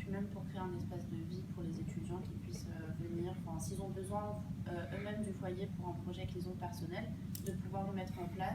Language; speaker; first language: French; native; French